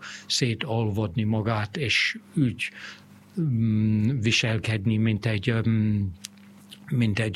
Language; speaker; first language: Hungarian; non-native, fluent; English